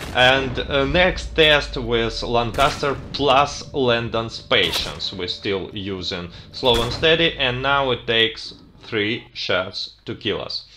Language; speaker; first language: English; non-native, fluent; Russian